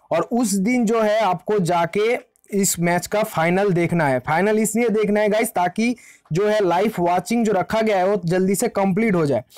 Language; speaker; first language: Hindi; native; Hindi